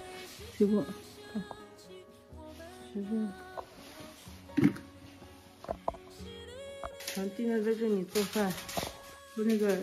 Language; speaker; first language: Chinese; non-native, local second language; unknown